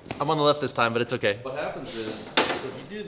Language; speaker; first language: English; native; English